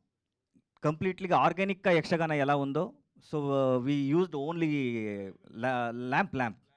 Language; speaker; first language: Telugu; non-native, learner; Kannada